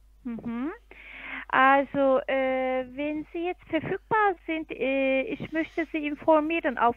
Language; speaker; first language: German; non-native, fluent; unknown